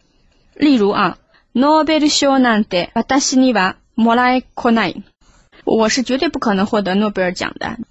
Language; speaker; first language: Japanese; non-native, fluent; Chinese